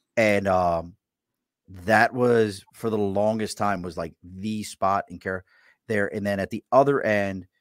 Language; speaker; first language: English; native; English